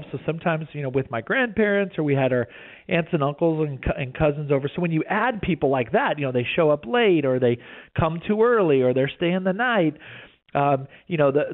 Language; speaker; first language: English; native; English